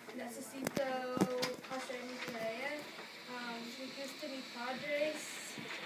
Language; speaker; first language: Spanish; non-native, learner; English